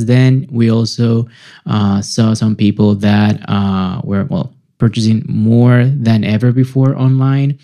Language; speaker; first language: English; non-native, fluent; Spanish